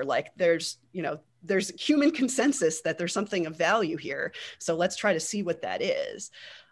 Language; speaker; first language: English; native; English